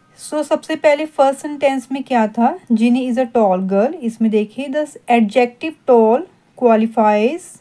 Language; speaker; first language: Hindi; non-native, local second language; Punjabi